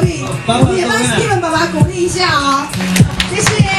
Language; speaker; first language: Chinese; native; Chinese